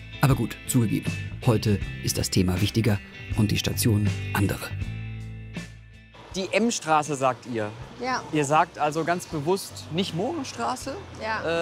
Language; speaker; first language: German; native; German